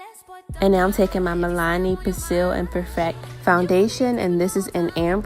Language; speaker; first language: English; native; English